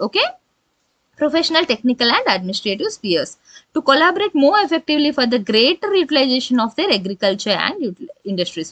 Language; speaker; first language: English; non-native, local second language; Telugu